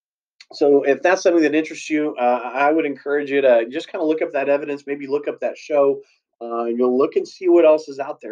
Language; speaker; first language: English; native; English